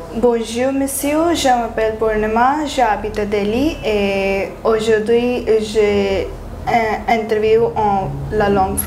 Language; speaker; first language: French; non-native, learner; Hindi